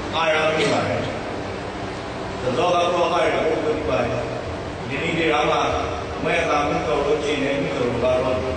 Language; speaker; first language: Burmese; native; Burmese